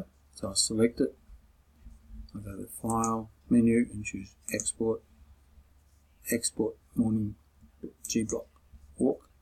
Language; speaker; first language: English; native; English